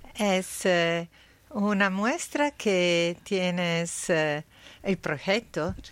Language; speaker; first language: Spanish; non-native, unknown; Italian